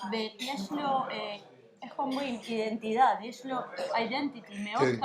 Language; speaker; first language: Hebrew; non-native, fluent; Spanish